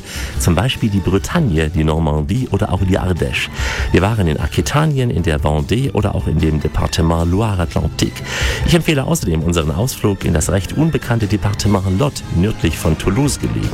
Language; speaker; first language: German; native; German